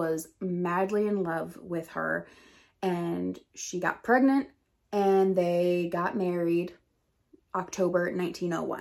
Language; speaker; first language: English; native; English